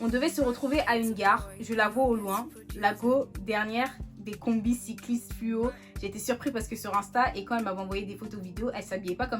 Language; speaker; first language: French; native; French